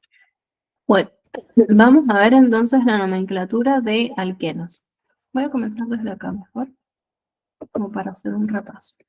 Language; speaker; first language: Spanish; native; Spanish